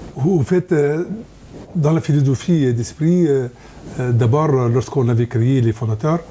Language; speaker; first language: French; non-native, local second language; Arabic